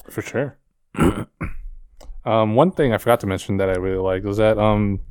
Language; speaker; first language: English; early bilingual, other home language; Filipino